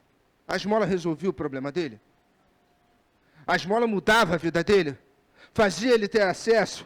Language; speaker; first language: Portuguese; native; Portuguese